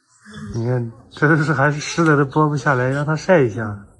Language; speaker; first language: Chinese; native; Chinese